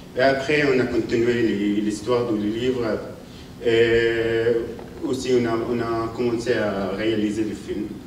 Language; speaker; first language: French; non-native, learner; Arabic